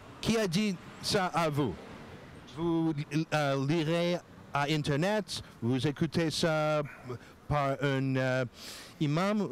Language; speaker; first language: French; non-native, learner; English